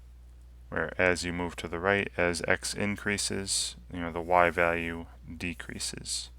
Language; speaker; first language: English; native; English